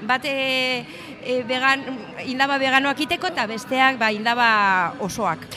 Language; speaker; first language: Basque; native; Basque